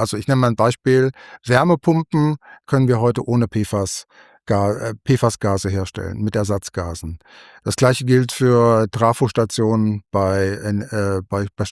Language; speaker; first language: German; native; German